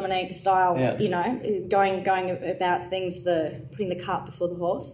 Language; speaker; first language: English; native; English